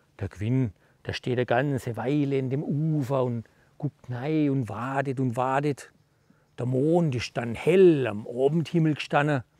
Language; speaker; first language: German; native; German